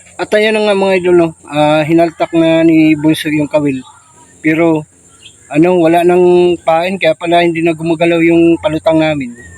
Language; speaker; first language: Filipino; native; Filipino